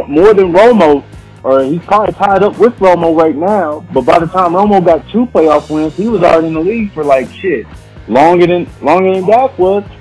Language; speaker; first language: English; native; English